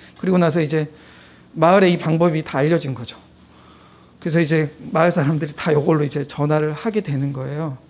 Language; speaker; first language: Korean; native; Korean